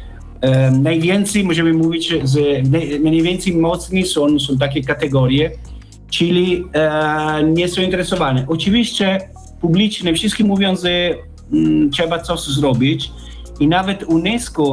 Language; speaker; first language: Polish; non-native, learner; Italian